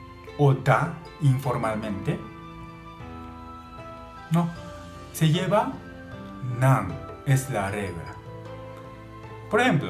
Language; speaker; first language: Spanish; non-native, learner; Japanese